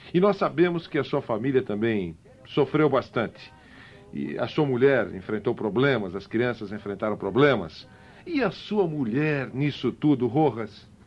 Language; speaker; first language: Portuguese; native; Portuguese